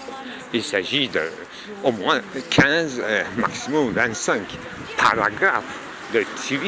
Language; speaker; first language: French; non-native, fluent; Turkish